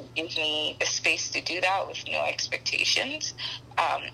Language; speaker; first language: English; non-native, local second language; Akan